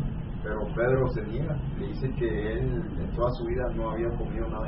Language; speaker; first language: Spanish; native; Spanish